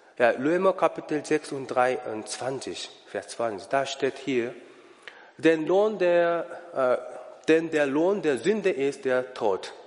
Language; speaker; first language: German; non-native, learner; Korean